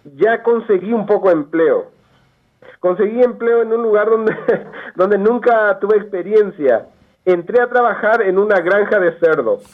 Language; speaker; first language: Spanish; native; Spanish